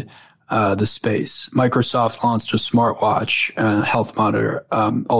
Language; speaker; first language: English; native; English